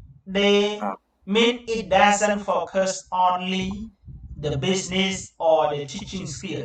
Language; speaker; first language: English; non-native, learner; Khmer